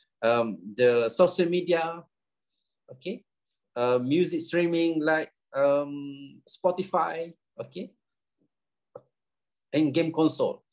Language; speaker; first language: English; non-native, local second language; Malay